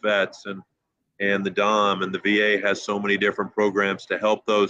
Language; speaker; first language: English; native; English